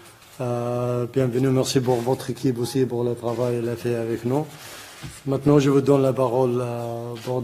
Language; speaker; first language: French; non-native, learner; Arabic